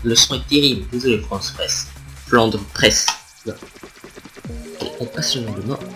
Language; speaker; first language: French; native; French